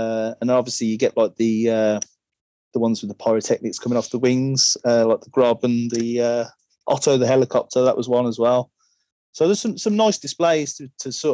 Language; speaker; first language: English; native; English